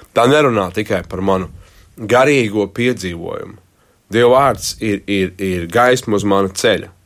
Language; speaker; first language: Latvian; native; Latvian